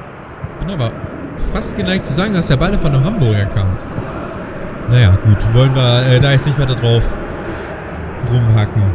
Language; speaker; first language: German; native; German